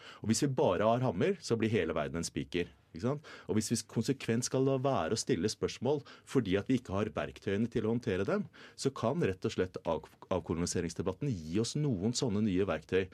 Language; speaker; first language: Norwegian; native; Norwegian